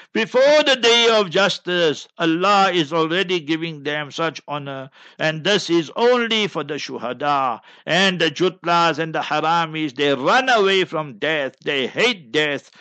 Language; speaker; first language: English; native; English